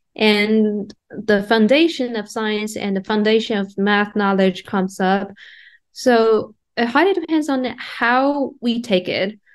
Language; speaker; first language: English; non-native, fluent; Chinese